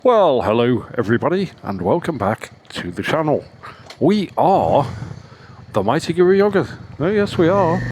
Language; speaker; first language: English; native; English